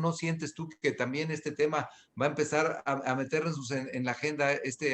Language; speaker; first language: Spanish; native; Spanish